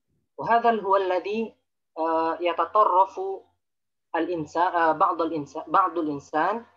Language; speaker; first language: Arabic; non-native, fluent; Indonesian